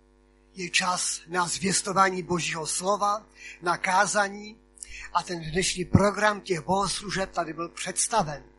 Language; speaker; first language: Czech; non-native, local second language; Polish